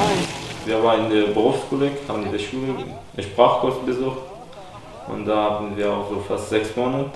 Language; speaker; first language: German; non-native, learner; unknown